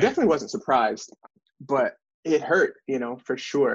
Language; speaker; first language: English; native; English